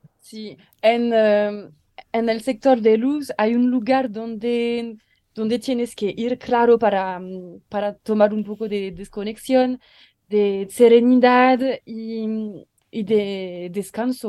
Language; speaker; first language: Spanish; non-native, learner; French